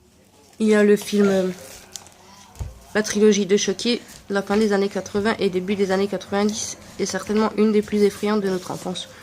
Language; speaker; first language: French; native; French